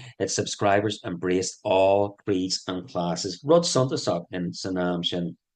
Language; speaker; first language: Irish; non-native, local second language; English